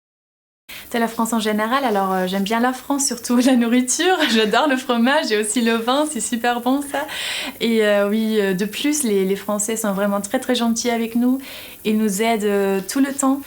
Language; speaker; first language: French; non-native, fluent; German